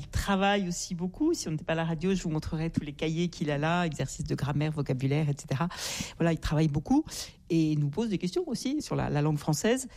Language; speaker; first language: French; native; French